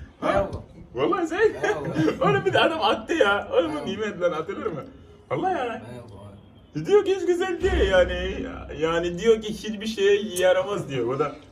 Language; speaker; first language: Turkish; non-native, fluent; Arabic